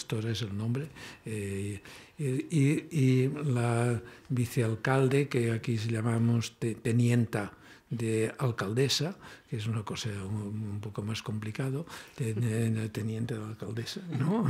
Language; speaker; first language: Spanish; non-native, local second language; Catalan